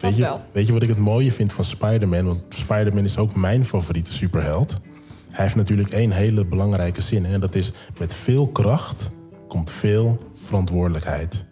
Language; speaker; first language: Dutch; native; Dutch